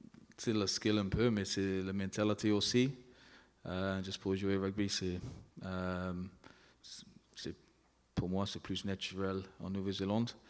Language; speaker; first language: French; non-native, learner; English